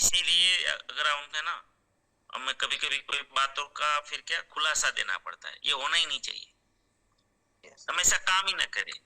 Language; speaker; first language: Hindi; native; Hindi